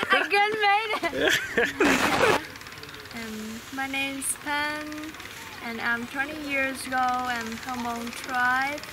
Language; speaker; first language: English; non-native, learner; Hmong